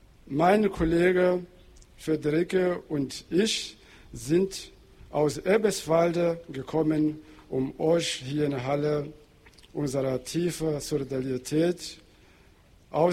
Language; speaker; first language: German; non-native, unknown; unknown